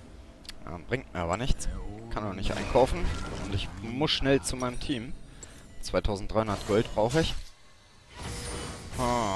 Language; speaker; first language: German; native; German